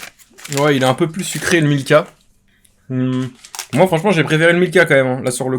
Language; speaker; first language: French; native; French